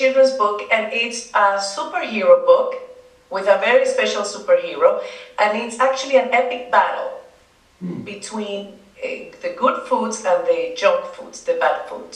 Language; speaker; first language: English; non-native, fluent; Spanish